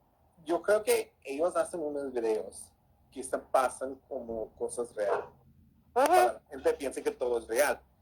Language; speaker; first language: Spanish; early bilingual, heritage; English